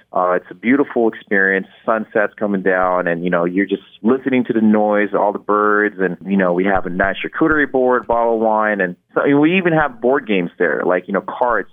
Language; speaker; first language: English; non-native, local second language; Filipino